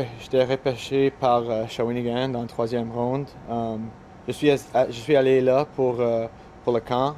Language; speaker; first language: French; non-native, local second language; English